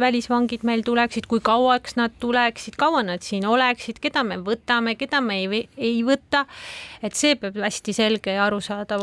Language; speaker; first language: Estonian; native; Estonian